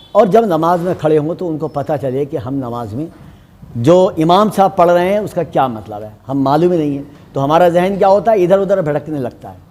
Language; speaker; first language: Hindi; native; Hindi